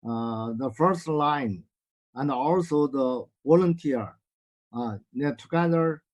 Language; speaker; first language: English; non-native, learner; Chinese